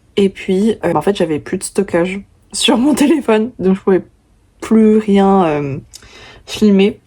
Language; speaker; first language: French; early bilingual, other home language; Vietnamese